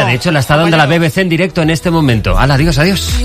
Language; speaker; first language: Spanish; native; Spanish